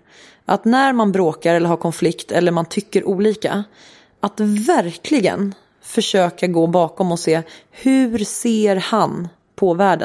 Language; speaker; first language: Swedish; native; Swedish